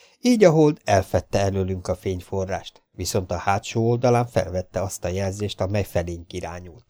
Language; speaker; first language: Hungarian; native; Hungarian